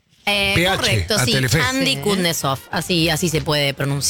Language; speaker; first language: Spanish; native; Spanish